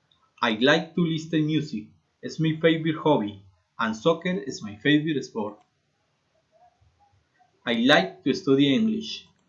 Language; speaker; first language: English; non-native, learner; Spanish